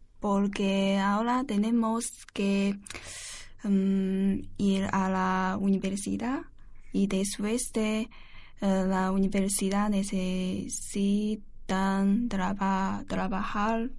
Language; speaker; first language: Spanish; non-native, learner; Chinese